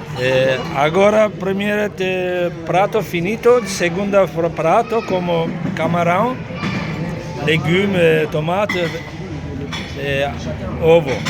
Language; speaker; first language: Portuguese; non-native, learner; Turkish